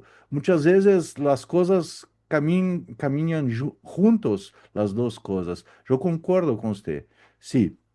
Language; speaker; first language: Spanish; non-native, learner; Portuguese